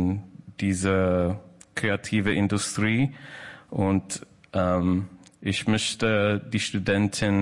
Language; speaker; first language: German; non-native, learner; English